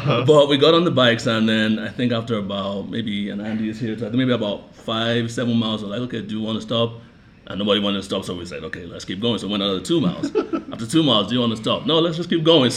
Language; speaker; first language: English; non-native, local second language; Yoruba